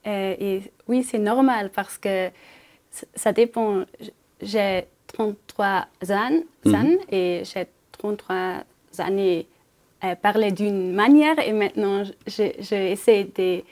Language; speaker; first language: French; non-native, local second language; German